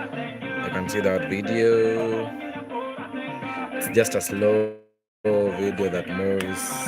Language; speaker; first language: English; non-native, local second language; Swahili